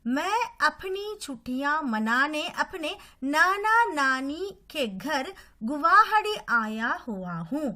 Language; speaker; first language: Hindi; non-native, local second language; Tamil